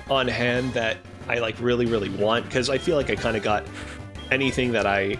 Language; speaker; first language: English; native; English